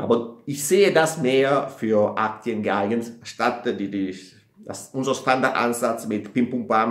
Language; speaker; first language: German; non-native, fluent; Italian